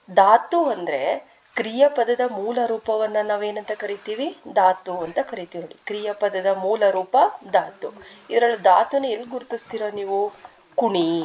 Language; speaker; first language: Kannada; native; Kannada